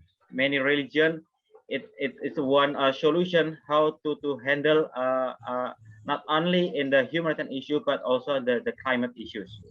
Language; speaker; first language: English; non-native, fluent; Indonesian